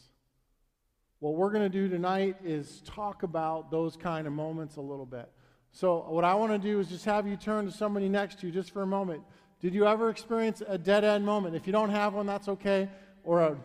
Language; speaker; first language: English; native; English